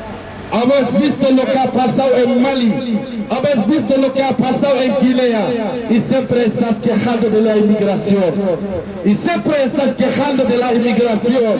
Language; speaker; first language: Spanish; non-native, fluent; Wolof